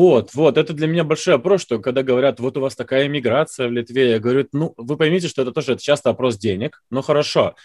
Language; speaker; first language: Russian; native; Russian